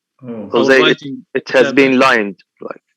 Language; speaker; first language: English; non-native, learner; Arabic